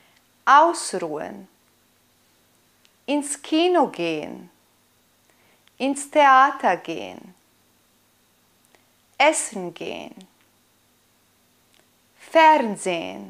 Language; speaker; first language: German; non-native, fluent; Bosnian